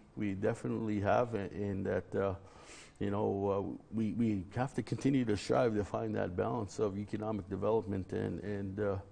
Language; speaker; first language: English; native; English